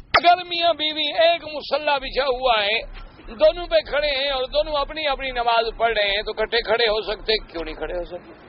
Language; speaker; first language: Urdu; native; Urdu